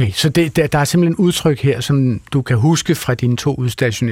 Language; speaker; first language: Danish; native; Danish